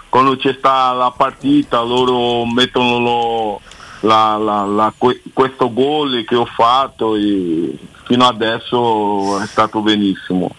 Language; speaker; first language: Italian; non-native, learner; Portuguese